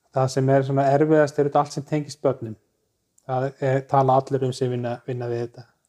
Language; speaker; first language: Icelandic; native; Icelandic